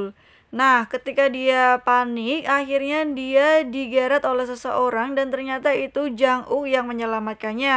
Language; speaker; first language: Indonesian; native; Indonesian